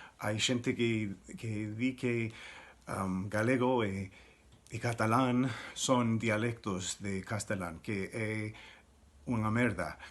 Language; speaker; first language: Galician; non-native, learner; English